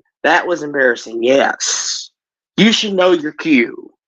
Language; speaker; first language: English; native; English